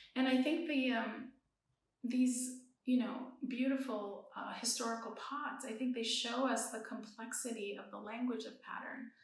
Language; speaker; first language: English; early bilingual, other home language; Persian